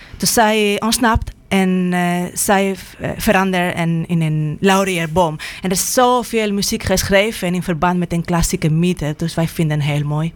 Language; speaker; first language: Dutch; non-native, fluent; Spanish